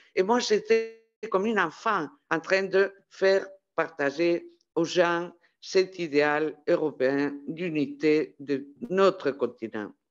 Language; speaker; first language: French; non-native, fluent; Spanish